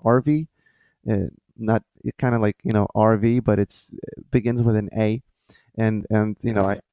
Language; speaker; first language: English; non-native, fluent; Lithuanian